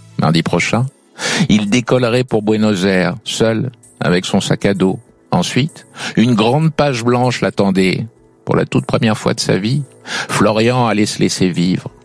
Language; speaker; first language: French; native; French